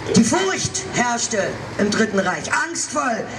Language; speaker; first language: German; native; German